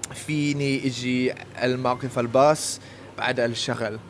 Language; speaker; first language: Arabic; non-native, learner; English